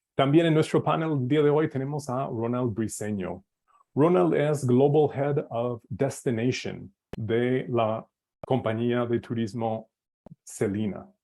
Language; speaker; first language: Spanish; non-native, fluent; English